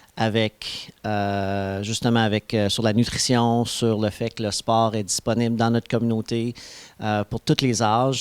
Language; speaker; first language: French; native; French